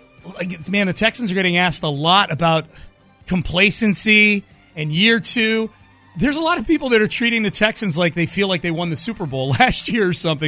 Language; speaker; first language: English; native; English